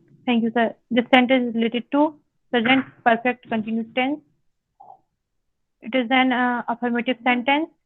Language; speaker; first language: English; non-native, learner; Hindi